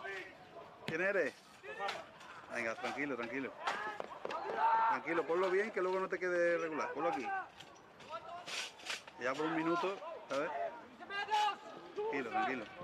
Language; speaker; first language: Spanish; native; Spanish